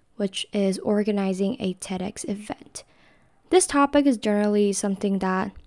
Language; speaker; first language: English; non-native, fluent; Chinese